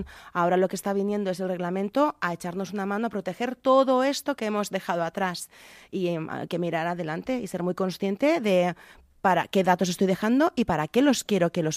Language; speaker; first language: Spanish; native; Spanish